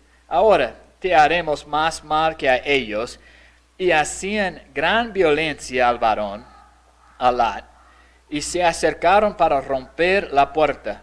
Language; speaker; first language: Spanish; non-native, fluent; English